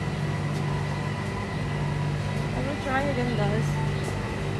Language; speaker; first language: English; non-native, learner; Indonesian